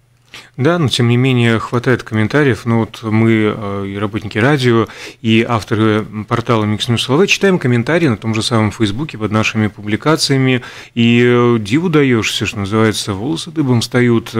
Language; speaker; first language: Russian; native; Russian